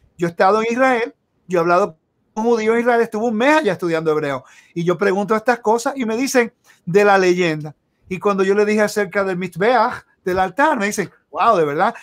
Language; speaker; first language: Spanish; early bilingual, heritage; Spanish